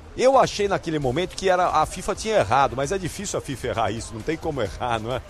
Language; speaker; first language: Portuguese; native; Portuguese